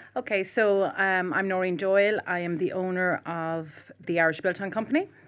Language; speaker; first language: English; native; English